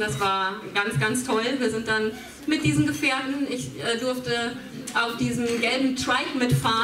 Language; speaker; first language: German; native; German